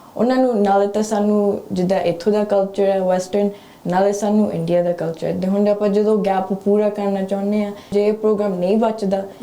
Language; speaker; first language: Punjabi; early bilingual, heritage; Punjabi